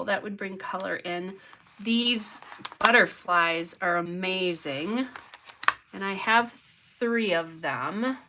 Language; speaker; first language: English; native; English